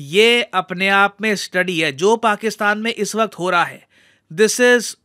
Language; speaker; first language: Hindi; native; Hindi